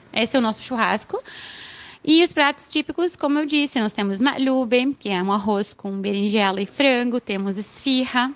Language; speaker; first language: Portuguese; non-native, fluent; Arabic